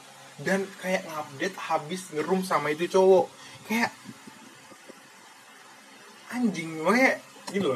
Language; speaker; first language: Indonesian; native; Indonesian